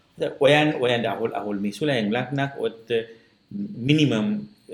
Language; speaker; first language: Hungarian; non-native, fluent; Sinhala